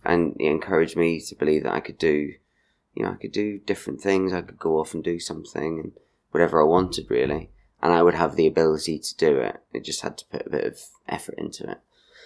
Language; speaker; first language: English; native; English